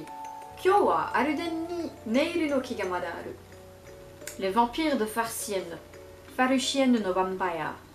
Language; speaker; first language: Japanese; non-native, learner; French